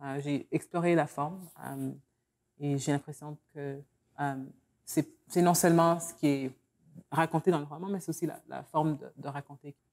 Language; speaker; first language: French; native; French